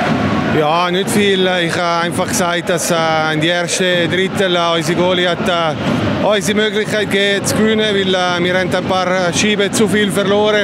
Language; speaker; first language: German; non-native, local second language; Italian